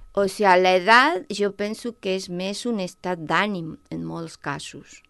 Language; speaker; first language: Catalan; non-native, local second language; Spanish